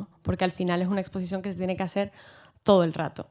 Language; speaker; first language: Spanish; native; Spanish